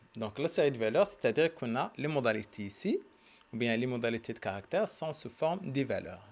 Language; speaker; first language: French; non-native, local second language; Arabic